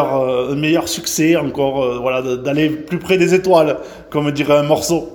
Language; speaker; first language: French; native; French